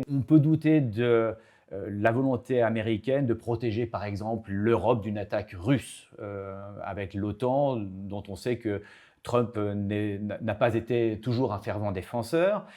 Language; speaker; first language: French; native; French